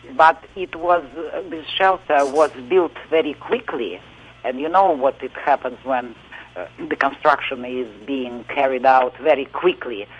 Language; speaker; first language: English; non-native, fluent; Russian